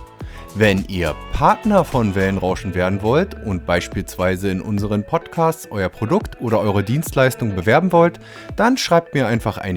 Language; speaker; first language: German; native; German